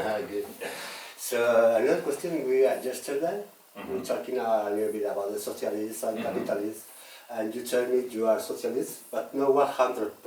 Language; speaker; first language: English; non-native, learner; Spanish